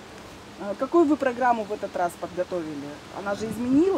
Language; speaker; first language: Russian; native; Russian